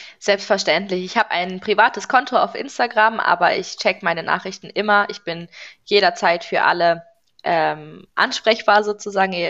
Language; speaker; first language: German; early bilingual, other home language; Persian